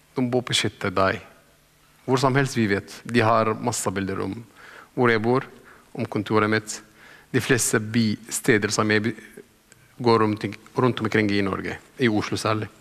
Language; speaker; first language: Norwegian; non-native, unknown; Arabic